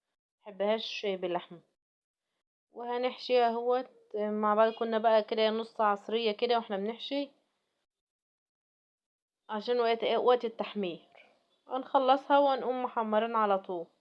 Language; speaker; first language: Arabic; native; Arabic